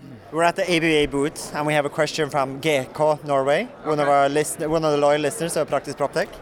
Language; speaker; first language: English; non-native, fluent; Norwegian